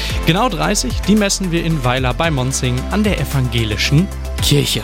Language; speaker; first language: German; native; German